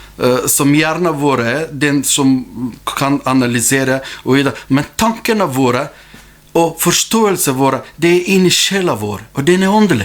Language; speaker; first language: Norwegian; non-native, fluent; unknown